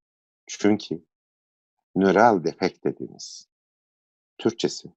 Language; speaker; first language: Turkish; native; Turkish